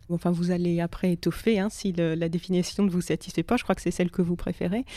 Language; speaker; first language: French; native; French